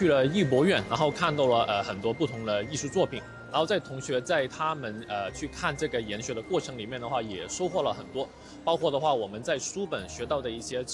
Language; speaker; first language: Chinese; non-native, local second language; Cantonese